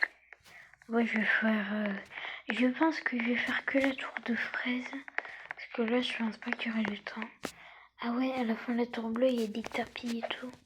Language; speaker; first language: French; native; French